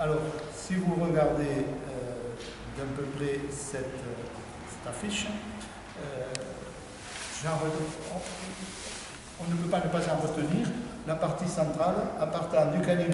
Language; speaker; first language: French; native; French